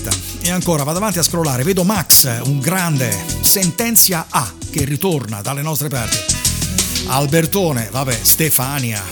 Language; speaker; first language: Italian; native; Italian